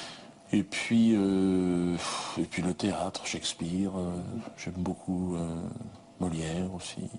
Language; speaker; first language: French; native; French